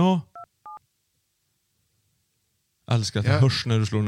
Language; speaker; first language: Swedish; native; Swedish